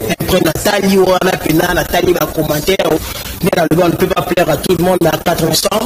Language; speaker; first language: French; non-native, local second language; Lingala